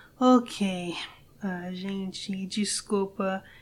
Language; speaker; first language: Portuguese; non-native, learner; English